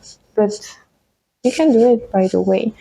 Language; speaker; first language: English; non-native, fluent; Spanish